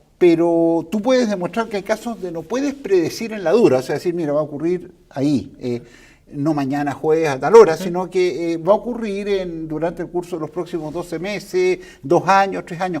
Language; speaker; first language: Spanish; native; Spanish